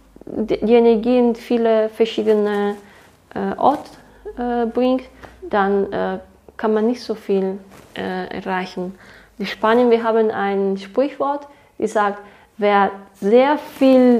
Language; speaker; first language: German; non-native, fluent; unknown